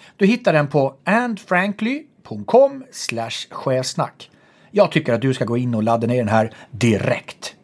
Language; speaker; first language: Swedish; native; Swedish